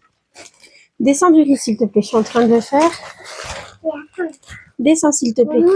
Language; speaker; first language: French; native; French